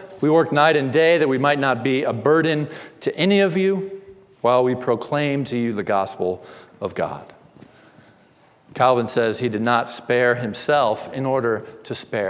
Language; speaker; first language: English; native; English